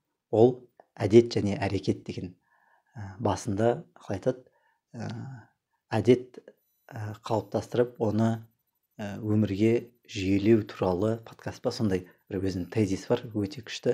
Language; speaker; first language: Kazakh; native; Kazakh